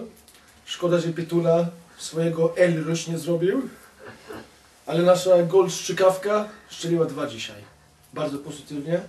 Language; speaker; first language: Polish; non-native, learner; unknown